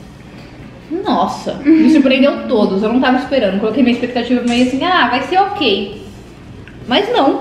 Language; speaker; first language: Portuguese; native; Portuguese